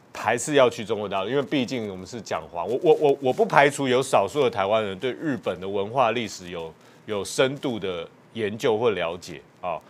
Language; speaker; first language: Chinese; native; Chinese